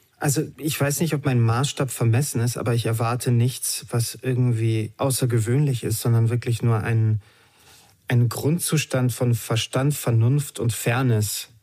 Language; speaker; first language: German; early bilingual, other home language; Romanian